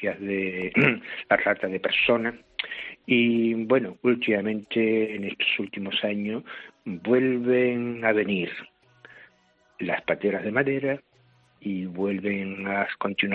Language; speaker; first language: Spanish; native; Spanish